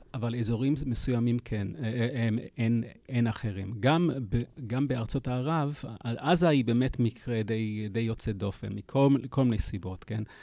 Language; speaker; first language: Hebrew; non-native, fluent; English